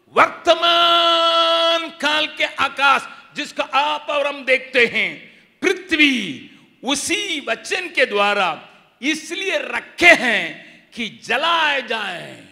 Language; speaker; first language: Hindi; non-native, local second language; Tamil